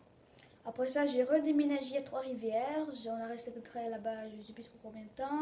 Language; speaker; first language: French; early bilingual, other home language; Portuguese